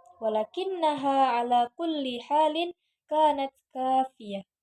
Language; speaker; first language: Arabic; non-native, learner; Indonesian